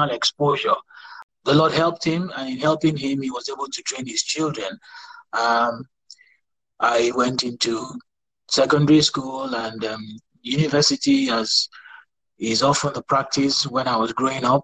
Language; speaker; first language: English; non-native, local second language; Yoruba